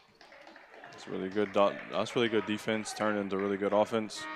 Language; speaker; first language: English; native; English